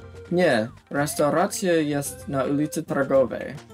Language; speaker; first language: Polish; non-native, learner; English